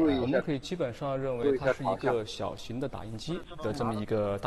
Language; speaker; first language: Chinese; native; Chinese